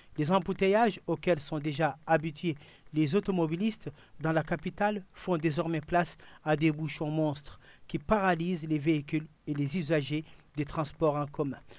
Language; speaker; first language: French; non-native, local second language; Arabic